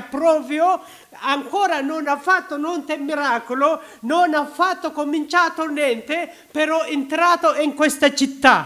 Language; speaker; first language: Italian; non-native, learner; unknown